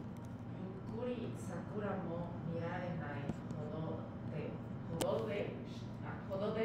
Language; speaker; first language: Japanese; non-native, learner; Spanish